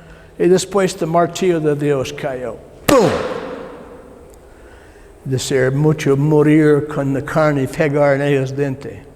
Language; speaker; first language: Spanish; non-native, learner; English